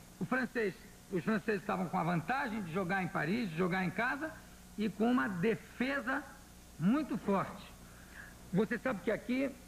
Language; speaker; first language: Portuguese; native; Portuguese